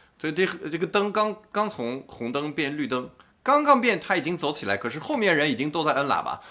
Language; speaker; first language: Chinese; non-native, fluent; French